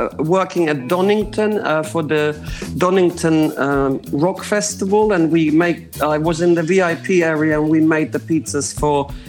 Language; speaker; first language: English; non-native, fluent; Croatian